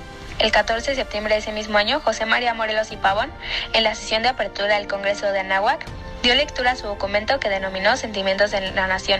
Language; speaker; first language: Spanish; native; Spanish